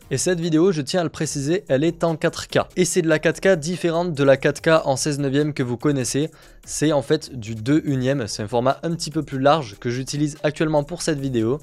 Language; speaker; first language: French; native; French